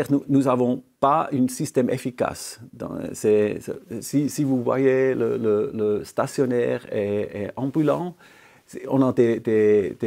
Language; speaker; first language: French; non-native, local second language; German